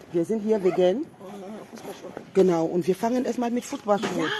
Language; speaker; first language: German; non-native, fluent; French